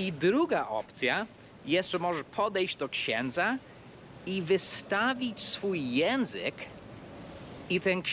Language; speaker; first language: Polish; early bilingual, heritage; Polish